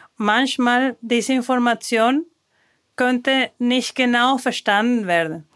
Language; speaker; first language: German; non-native, fluent; Spanish